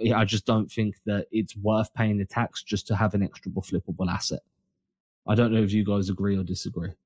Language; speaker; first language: English; native; English